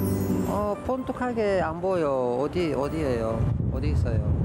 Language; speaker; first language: Korean; non-native, learner; Turkish